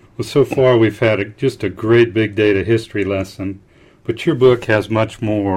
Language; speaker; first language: English; native; English